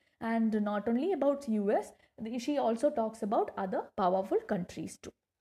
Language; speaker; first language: English; non-native, local second language; Malayalam